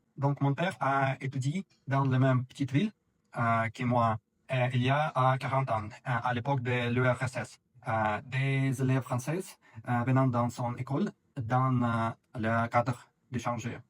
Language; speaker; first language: French; non-native, learner; Russian